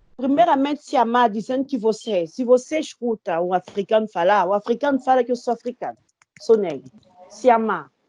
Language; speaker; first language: Portuguese; non-native, fluent; Lingala